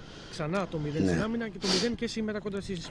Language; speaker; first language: Greek; native; Greek